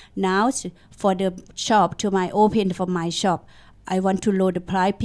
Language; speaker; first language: English; non-native, learner; Thai